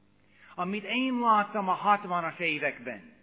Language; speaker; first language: Hungarian; non-native, fluent; English